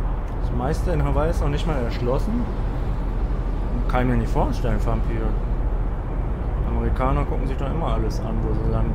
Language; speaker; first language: German; native; German